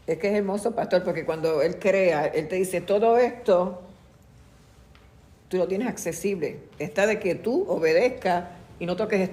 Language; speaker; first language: Spanish; native; Spanish